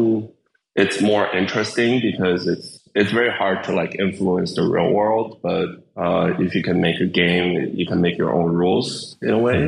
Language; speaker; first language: English; native; English